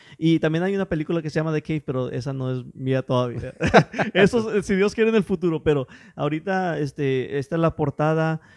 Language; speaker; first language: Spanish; early bilingual, heritage; English